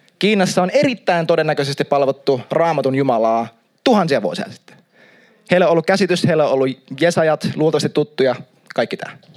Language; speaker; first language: Finnish; native; Finnish